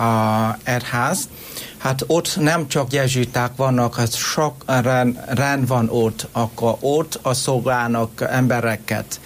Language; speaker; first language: Hungarian; non-native, learner; Vietnamese